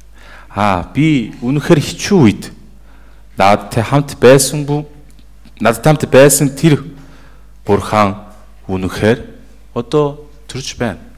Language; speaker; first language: Mongolian; non-native, fluent; Korean